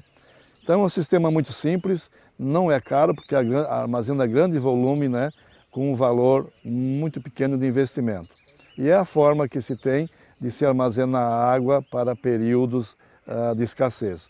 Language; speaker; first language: Portuguese; native; Portuguese